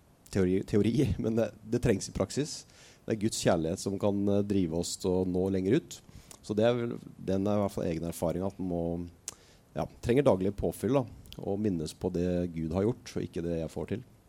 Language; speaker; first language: Norwegian; native; Norwegian